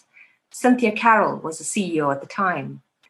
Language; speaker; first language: English; native; English